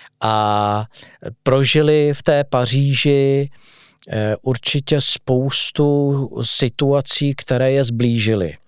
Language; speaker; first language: Czech; native; Czech